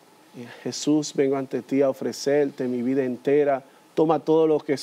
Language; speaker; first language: Spanish; native; Spanish